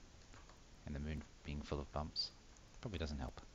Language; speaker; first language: English; native; English